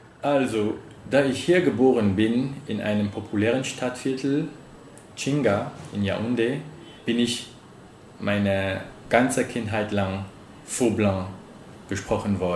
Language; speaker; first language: German; non-native, fluent; French